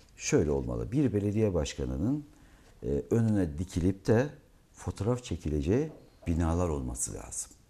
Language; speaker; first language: Turkish; native; Turkish